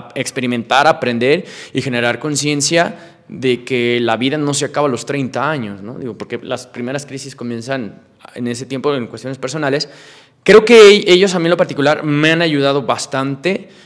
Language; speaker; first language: Spanish; native; Spanish